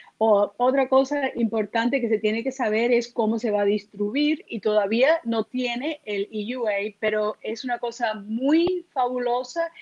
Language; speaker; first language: Spanish; early bilingual, heritage; Spanish